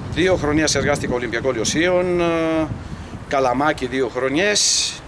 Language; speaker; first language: Greek; early bilingual, heritage; Bulgarian